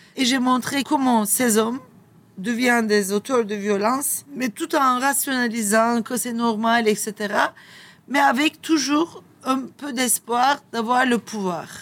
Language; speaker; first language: French; non-native, fluent; Turkish